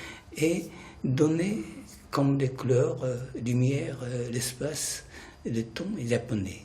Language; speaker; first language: French; non-native, fluent; Japanese